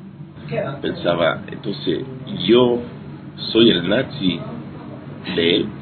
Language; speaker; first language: Spanish; non-native, fluent; Hebrew